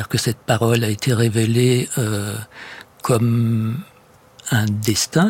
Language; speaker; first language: French; native; French